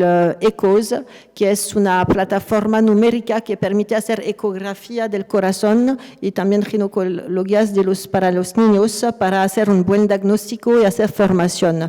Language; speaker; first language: Spanish; non-native, fluent; French